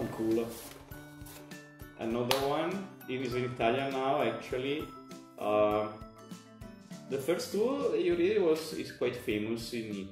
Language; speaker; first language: English; non-native, fluent; Italian